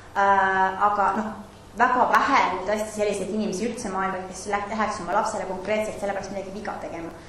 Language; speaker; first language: Estonian; non-native, fluent; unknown